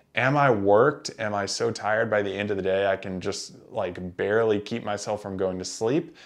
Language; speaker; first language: English; native; English